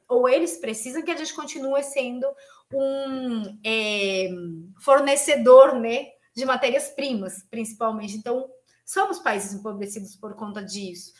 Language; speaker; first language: Portuguese; non-native, fluent; Spanish